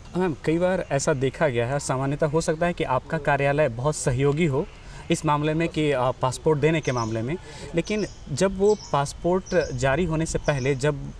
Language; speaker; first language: Hindi; native; Hindi